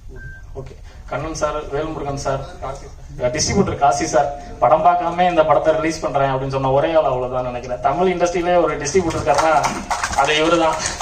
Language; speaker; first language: Tamil; native; Tamil